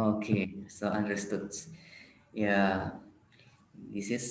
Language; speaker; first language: English; non-native, fluent; Indonesian